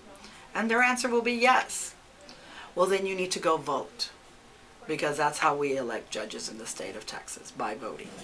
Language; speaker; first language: English; early bilingual, other home language; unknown